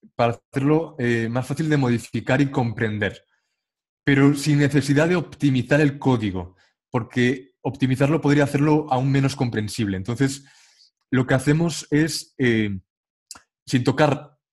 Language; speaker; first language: Spanish; native; Spanish